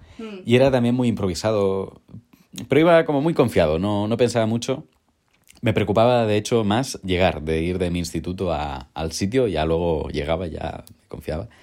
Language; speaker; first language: Spanish; native; Spanish